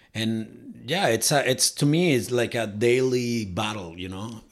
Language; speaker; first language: English; non-native, fluent; Spanish